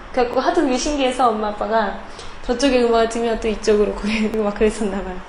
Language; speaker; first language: Korean; native; Korean